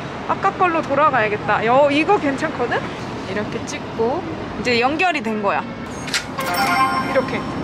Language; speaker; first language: Korean; native; Korean